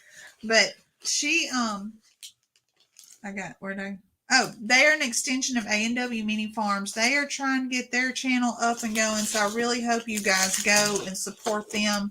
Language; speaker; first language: English; native; English